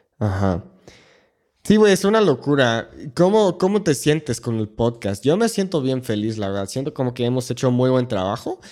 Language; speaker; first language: Spanish; non-native, fluent; English